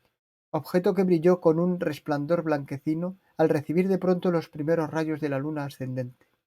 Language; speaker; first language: Spanish; native; Spanish